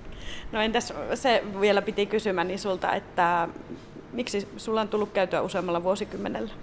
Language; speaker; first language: Finnish; native; Finnish